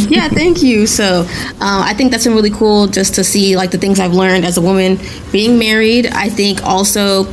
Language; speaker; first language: English; non-native, local second language; Yoruba